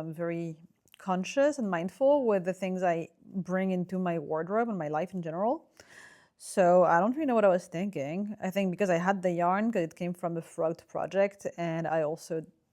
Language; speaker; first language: English; non-native, fluent; French